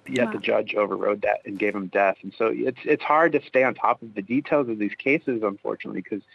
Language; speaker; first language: English; native; English